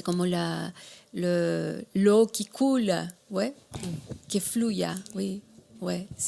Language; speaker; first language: French; non-native, learner; Spanish